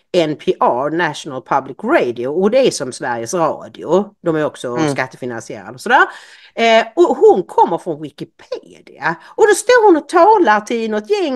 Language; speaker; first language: Swedish; native; Swedish